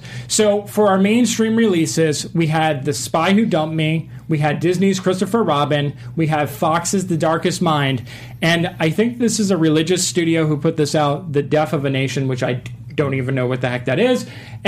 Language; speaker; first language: English; native; English